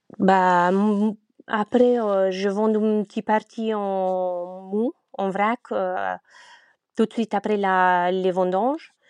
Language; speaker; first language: French; non-native, fluent; Romanian